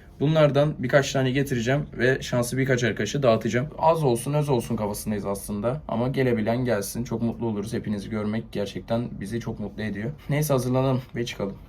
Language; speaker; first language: Turkish; native; Turkish